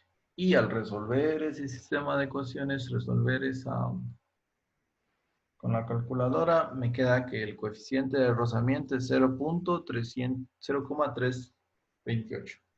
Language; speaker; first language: Spanish; native; Spanish